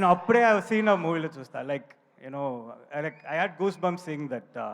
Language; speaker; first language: Telugu; non-native, learner; Tamil